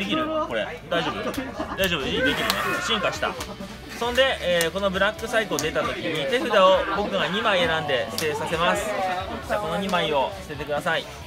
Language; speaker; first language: Japanese; native; Japanese